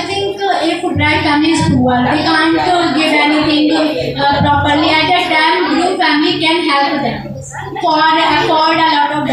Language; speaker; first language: English; non-native, learner; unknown